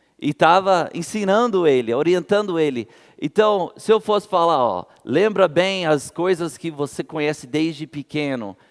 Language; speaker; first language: Portuguese; non-native, fluent; English